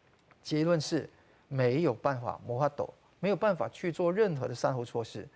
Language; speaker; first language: Chinese; non-native, local second language; Cantonese